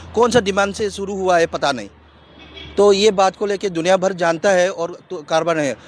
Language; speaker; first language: Hindi; non-native, local second language; Manipuri